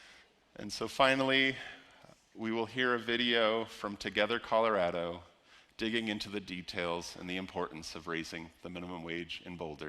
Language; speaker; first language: English; native; English